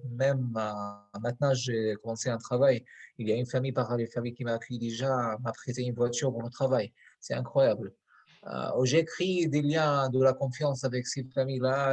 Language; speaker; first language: French; non-native, fluent; Arabic